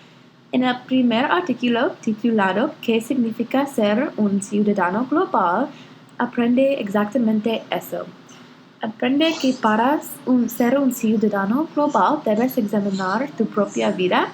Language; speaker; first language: Spanish; non-native, learner; English